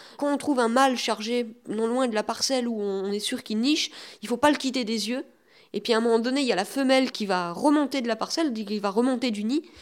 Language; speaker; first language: French; native; French